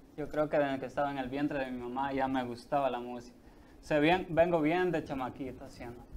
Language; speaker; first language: Spanish; native; Spanish